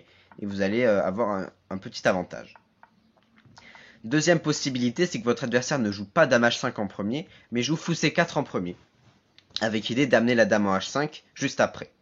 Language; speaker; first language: French; native; French